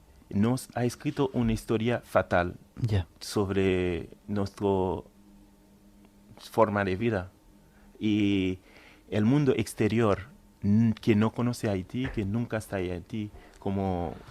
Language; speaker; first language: Spanish; non-native, fluent; Haitian Creole